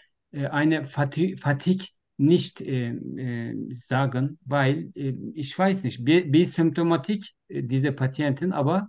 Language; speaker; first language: German; non-native, learner; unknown